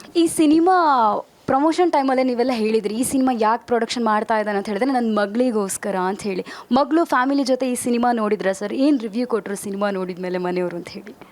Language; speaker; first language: Kannada; native; Kannada